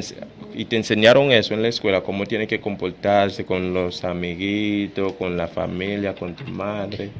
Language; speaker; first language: Spanish; non-native, fluent; Haitian Creole